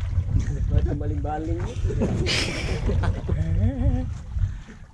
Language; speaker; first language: Malay; native; Malay